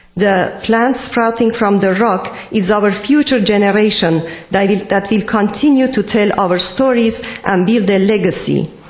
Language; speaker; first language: English; non-native, fluent; Persian